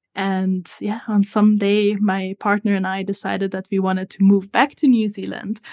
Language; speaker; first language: English; non-native, fluent; Italian